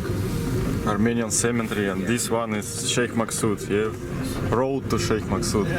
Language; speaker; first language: English; non-native, learner; Russian